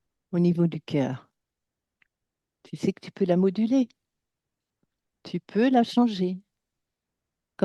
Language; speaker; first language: French; native; French